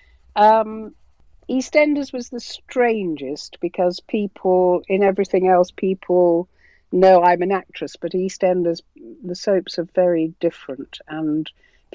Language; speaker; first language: English; native; English